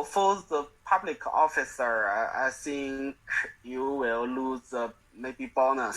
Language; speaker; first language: English; non-native, learner; Chinese